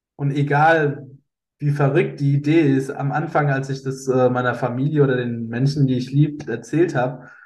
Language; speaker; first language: German; native; German